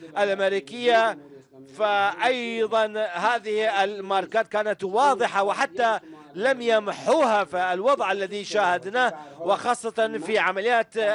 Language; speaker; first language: Arabic; non-native, fluent; Persian